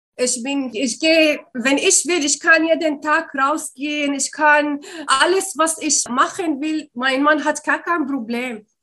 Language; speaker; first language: German; non-native, learner; Arabic